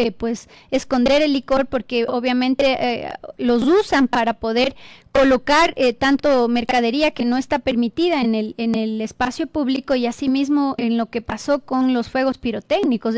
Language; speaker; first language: Spanish; native; Spanish